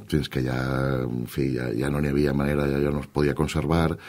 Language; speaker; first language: Catalan; native; Catalan